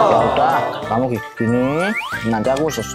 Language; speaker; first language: Indonesian; native; Indonesian